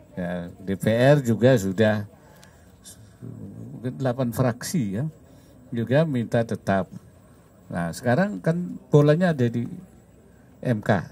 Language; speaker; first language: Indonesian; native; Indonesian